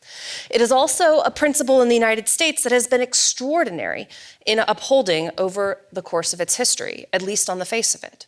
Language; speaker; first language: English; native; English